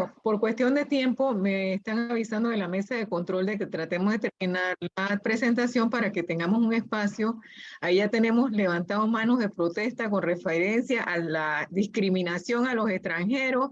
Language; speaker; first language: Spanish; native; Spanish